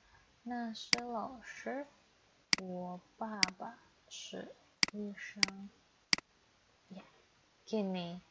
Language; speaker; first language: Chinese; non-native, fluent; Indonesian